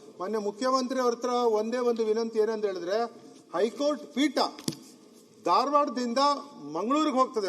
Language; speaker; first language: Kannada; native; Kannada